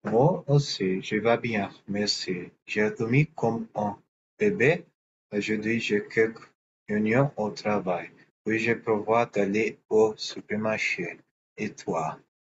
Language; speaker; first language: French; non-native, learner; Portuguese